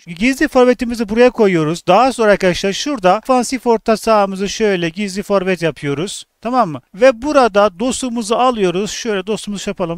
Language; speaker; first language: Turkish; native; Turkish